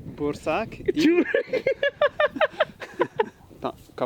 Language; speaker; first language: Russian; non-native, learner; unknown